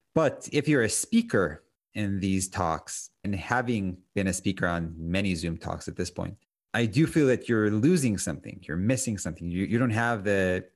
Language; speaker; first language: English; non-native, fluent; Hebrew